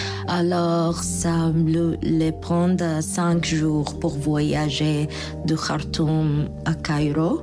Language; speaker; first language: French; non-native, learner; Arabic